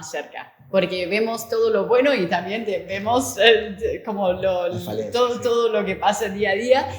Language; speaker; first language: Spanish; non-native, fluent; English